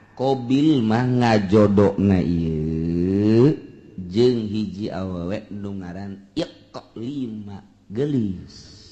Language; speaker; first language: Sundanese; native; Sundanese